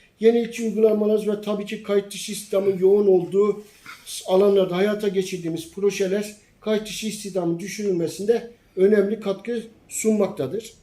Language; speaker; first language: Turkish; native; Turkish